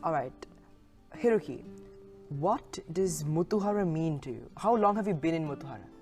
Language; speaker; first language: English; non-native, local second language; Sinhala